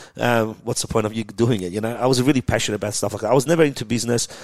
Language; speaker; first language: English; early bilingual, other home language; Persian